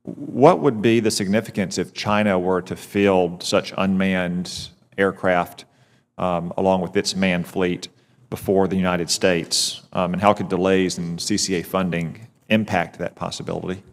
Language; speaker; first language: English; native; English